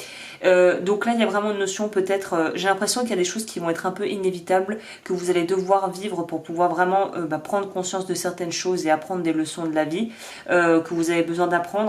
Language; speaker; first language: French; native; French